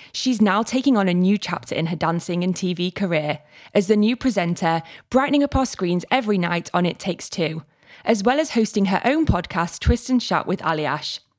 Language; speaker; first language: English; native; English